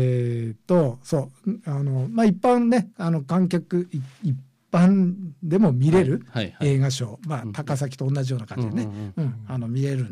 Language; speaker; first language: Japanese; native; Japanese